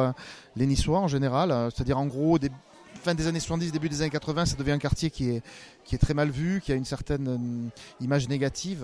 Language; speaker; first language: French; native; French